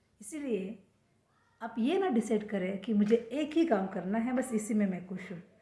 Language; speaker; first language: Hindi; non-native, local second language; Kannada